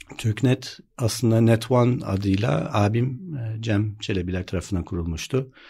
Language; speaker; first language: Turkish; early bilingual, heritage; Turkish